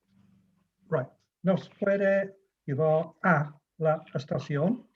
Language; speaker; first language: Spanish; non-native, learner; English